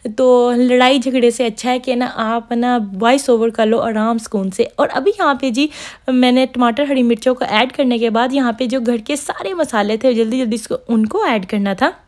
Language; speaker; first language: Urdu; non-native, local second language; Punjabi